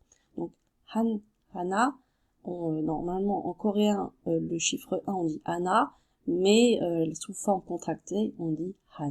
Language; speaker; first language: French; native; French